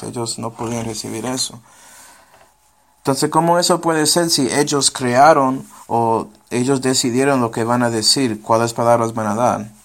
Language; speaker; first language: Spanish; non-native, fluent; English